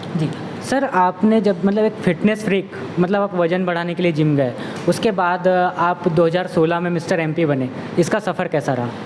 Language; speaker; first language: Hindi; native; Hindi